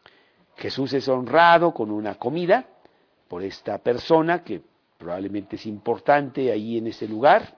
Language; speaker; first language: Spanish; native; Spanish